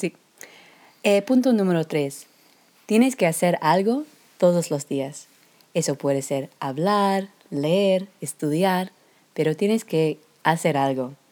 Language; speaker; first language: Spanish; non-native, learner; English